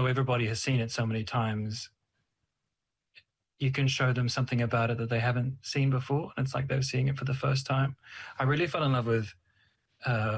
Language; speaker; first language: English; native; English